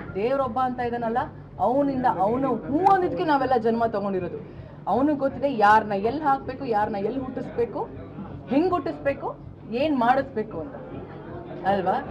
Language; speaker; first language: Kannada; native; Kannada